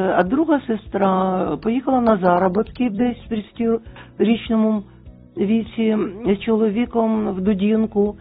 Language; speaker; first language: Ukrainian; non-native, local second language; Russian